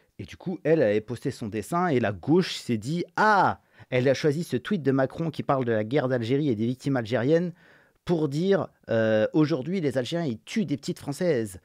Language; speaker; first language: French; native; French